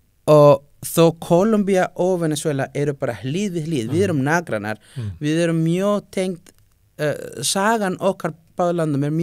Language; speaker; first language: Icelandic; non-native, fluent; Spanish